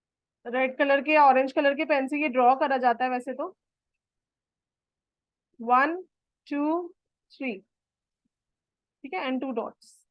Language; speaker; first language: Hindi; native; Hindi